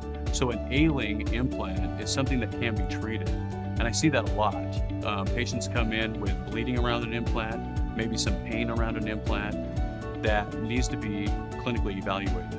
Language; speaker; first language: English; native; English